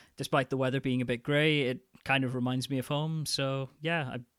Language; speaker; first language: English; native; English